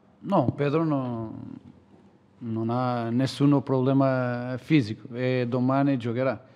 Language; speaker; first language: Italian; non-native, learner; Portuguese